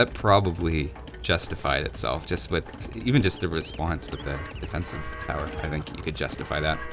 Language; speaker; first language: English; native; English